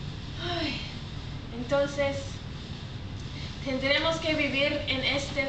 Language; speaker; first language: Spanish; non-native, learner; English